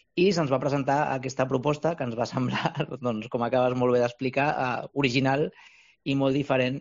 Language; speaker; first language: Catalan; native; Catalan